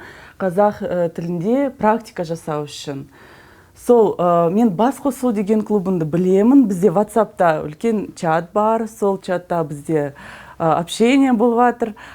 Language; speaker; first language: Kazakh; non-native, learner; Russian